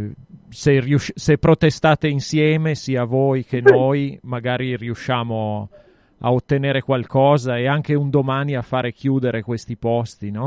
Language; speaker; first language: Italian; native; Italian